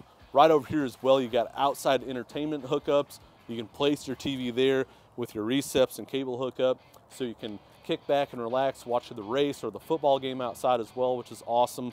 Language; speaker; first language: English; native; English